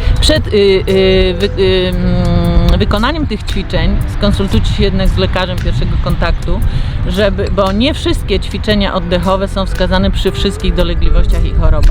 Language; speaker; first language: Polish; native; Polish